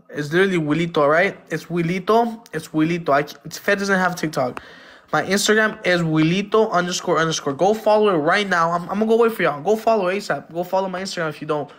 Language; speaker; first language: English; early bilingual, other home language; Spanish